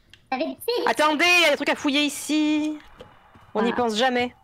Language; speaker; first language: French; native; French